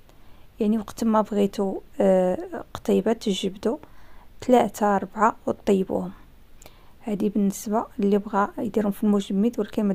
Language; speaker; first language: Arabic; native; Arabic